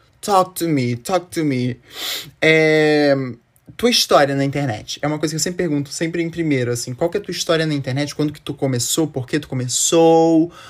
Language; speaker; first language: Portuguese; native; Portuguese